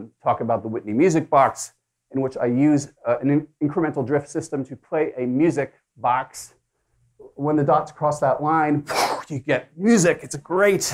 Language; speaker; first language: English; native; English